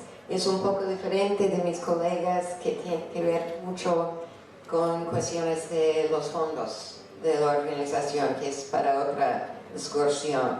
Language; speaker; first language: Spanish; non-native, fluent; English